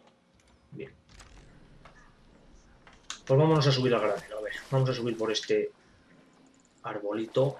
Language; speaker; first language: Spanish; native; Spanish